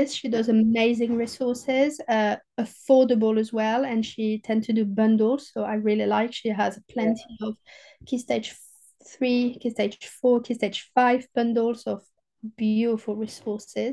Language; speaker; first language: English; non-native, fluent; French